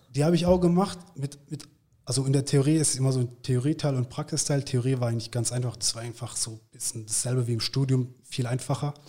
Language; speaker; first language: German; early bilingual, other home language; Turkish